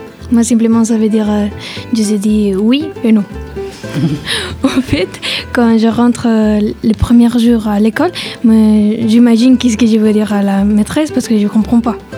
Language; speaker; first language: French; non-native, learner; Spanish